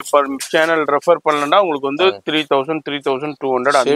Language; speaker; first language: Tamil; native; Tamil